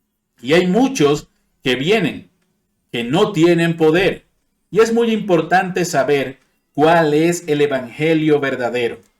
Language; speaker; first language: Spanish; non-native, fluent; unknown